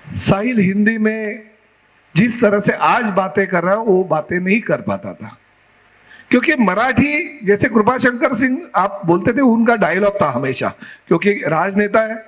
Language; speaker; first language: Hindi; non-native, local second language; Marathi